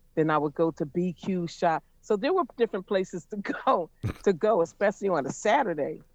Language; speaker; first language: English; native; English